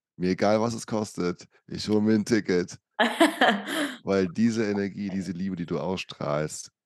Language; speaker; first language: German; early bilingual, other home language; Portuguese